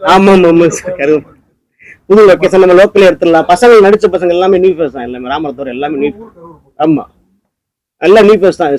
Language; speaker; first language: Tamil; native; Tamil